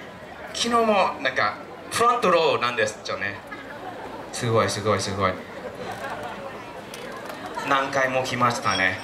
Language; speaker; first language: Japanese; non-native, fluent; Thai